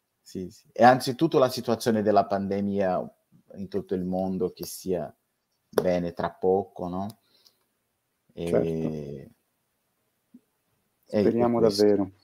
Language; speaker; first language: Italian; non-native, fluent; Portuguese